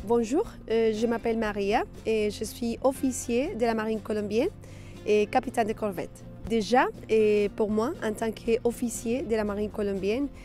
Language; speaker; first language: French; non-native, fluent; Spanish